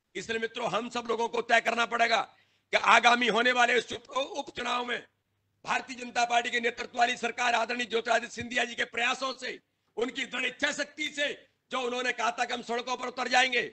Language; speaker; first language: Hindi; native; Hindi